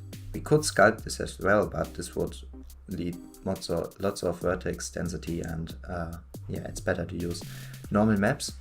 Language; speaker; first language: English; non-native, fluent; German